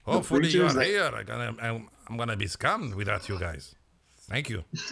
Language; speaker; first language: English; non-native, fluent; French